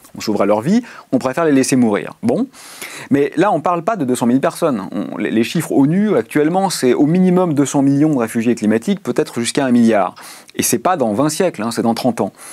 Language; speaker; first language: French; native; French